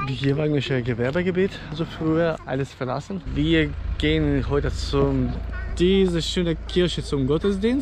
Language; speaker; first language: German; non-native, fluent; Ukrainian